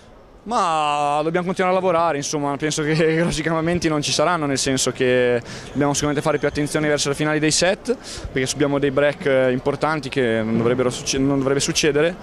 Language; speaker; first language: Italian; native; Italian